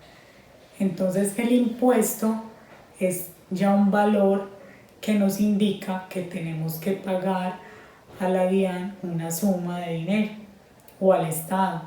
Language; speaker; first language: Spanish; native; Spanish